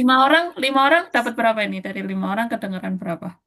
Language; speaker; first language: Indonesian; native; Indonesian